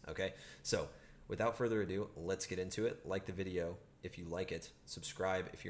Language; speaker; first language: English; native; English